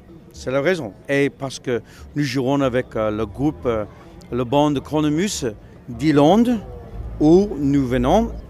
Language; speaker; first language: French; non-native, learner; English